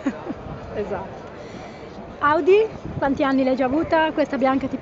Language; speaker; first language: Italian; native; Italian